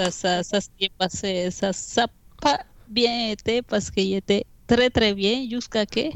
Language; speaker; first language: French; non-native, fluent; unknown